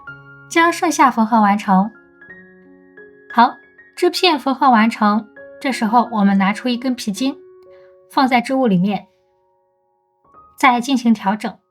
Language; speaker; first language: Chinese; native; Chinese